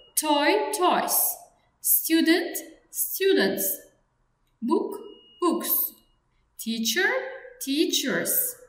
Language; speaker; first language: English; non-native, fluent; Turkish